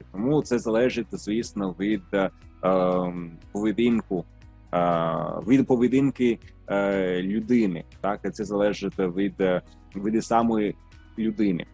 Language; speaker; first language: Ukrainian; non-native, fluent; Italian